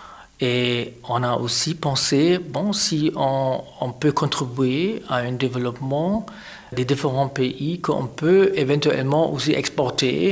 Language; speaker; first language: French; non-native, fluent; German